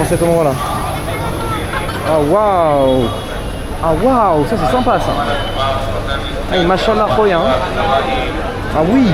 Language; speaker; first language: French; native; French